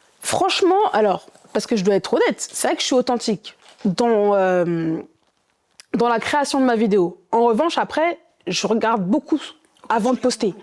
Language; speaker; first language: French; early bilingual, other home language; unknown